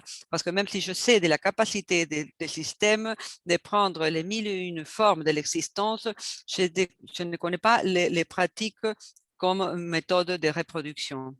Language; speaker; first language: French; non-native, fluent; Spanish